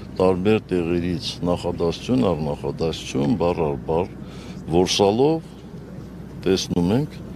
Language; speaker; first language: Armenian; native; Armenian